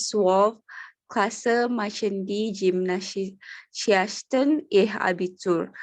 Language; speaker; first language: German; non-native, learner; Indonesian